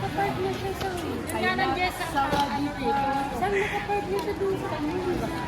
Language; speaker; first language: Filipino; native; Filipino